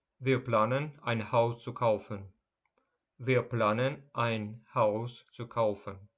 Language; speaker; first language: German; non-native, fluent; Ukrainian